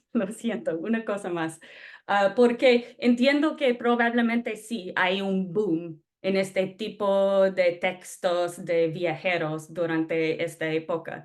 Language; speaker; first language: Spanish; non-native, fluent; English